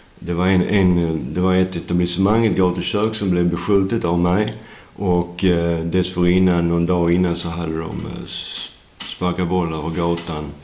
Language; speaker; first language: Swedish; native; Swedish